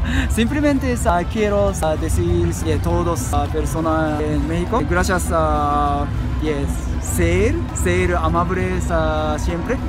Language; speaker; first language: Spanish; non-native, learner; Japanese